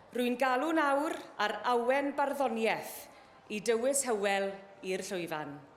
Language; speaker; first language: Welsh; native; Welsh